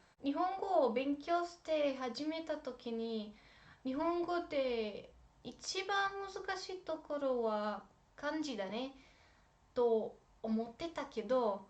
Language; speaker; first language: Japanese; non-native, learner; Romanian